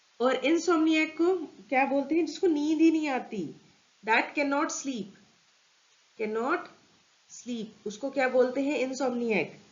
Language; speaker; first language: Hindi; native; Hindi